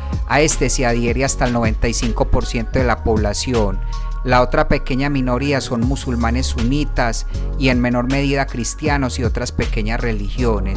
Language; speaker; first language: Spanish; native; Spanish